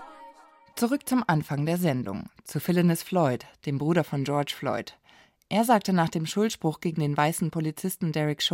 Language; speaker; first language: German; native; German